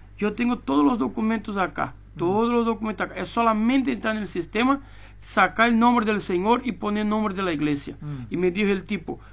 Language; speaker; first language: Spanish; non-native, fluent; Portuguese